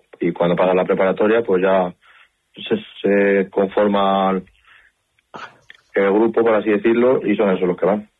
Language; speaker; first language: Spanish; native; Spanish